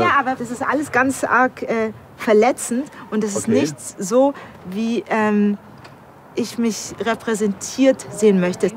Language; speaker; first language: German; native; German